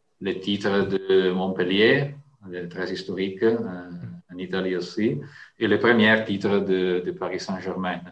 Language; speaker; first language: French; non-native, fluent; Italian